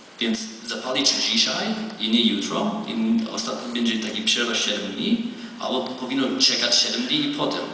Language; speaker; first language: Polish; non-native, learner; Hebrew